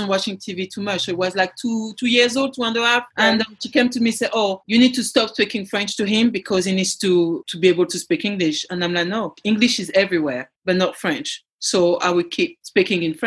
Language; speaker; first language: English; non-native, fluent; French